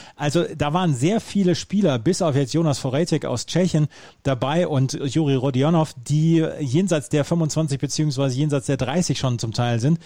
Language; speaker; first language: German; native; German